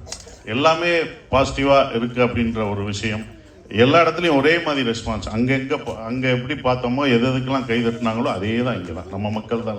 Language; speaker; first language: Tamil; native; Tamil